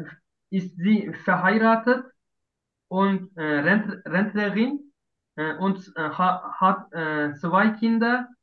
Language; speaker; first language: German; non-native, learner; Turkish